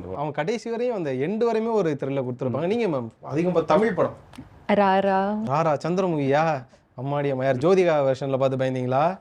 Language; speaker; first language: Tamil; native; Tamil